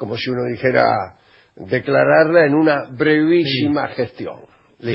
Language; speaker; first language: Spanish; native; Spanish